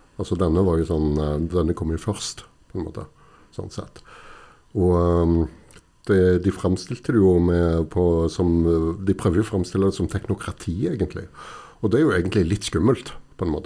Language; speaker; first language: Norwegian; native; Norwegian